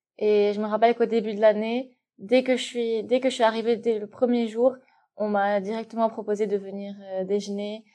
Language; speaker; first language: French; non-native, local second language; Arabic